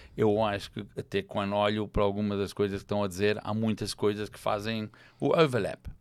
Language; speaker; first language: Portuguese; non-native, fluent; English